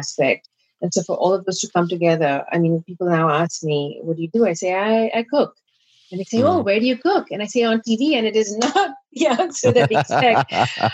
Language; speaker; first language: English; non-native, local second language; Gujarati